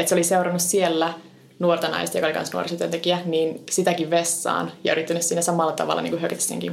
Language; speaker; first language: Finnish; native; Finnish